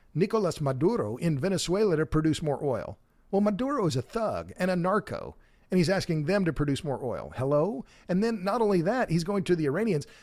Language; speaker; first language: English; native; English